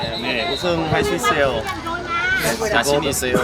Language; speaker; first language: Korean; non-native, learner; Vietnamese